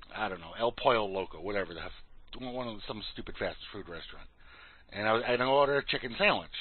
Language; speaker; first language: English; native; English